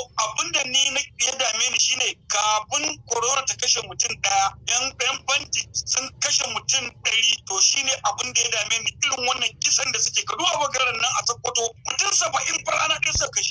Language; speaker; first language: Hausa; native; Hausa